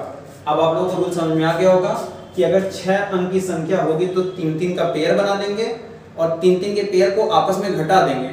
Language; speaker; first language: Hindi; native; Hindi